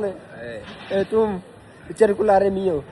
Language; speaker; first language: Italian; non-native, learner; Punjabi